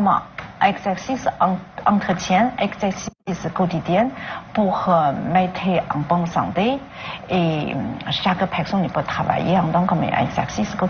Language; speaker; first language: French; non-native, learner; Chinese